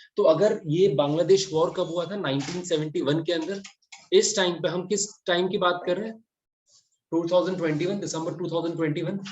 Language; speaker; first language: Hindi; native; Hindi